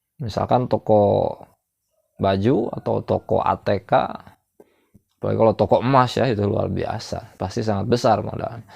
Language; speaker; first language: Indonesian; non-native, local second language; Sundanese